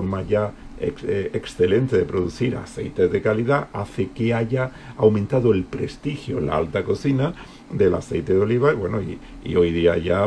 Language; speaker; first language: Spanish; native; Spanish